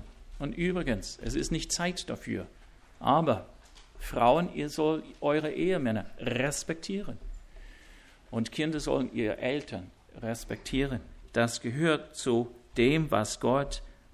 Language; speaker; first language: German; non-native, fluent; English